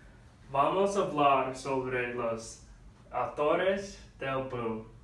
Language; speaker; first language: Spanish; non-native, learner; English